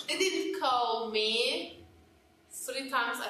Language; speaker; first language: English; non-native, learner; Turkish